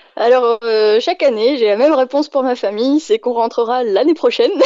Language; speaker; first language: French; native; French